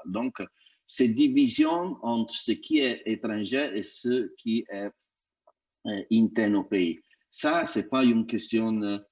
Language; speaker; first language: French; non-native, fluent; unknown